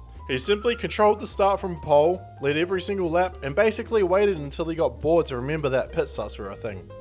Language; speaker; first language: English; native; English